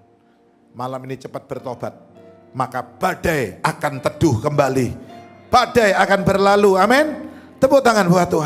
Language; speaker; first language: Indonesian; native; Indonesian